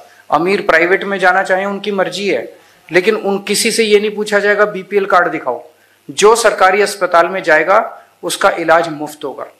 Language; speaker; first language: Hindi; native; Hindi